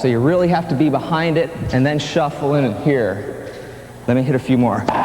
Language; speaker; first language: English; native; English